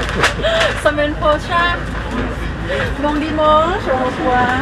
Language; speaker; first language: French; non-native, learner; Thai